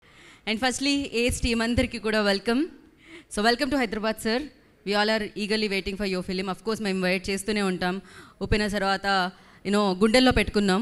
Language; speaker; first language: Telugu; native; Telugu